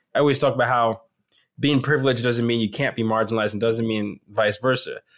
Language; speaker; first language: English; non-native, local second language; Yoruba